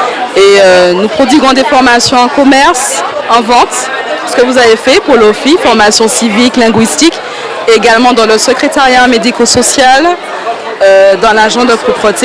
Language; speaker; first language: French; native; French